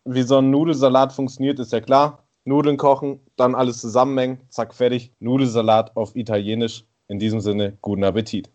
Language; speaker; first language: German; native; German